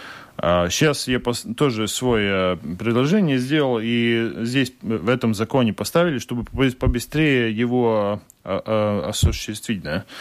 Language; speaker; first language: Russian; non-native, local second language; Latvian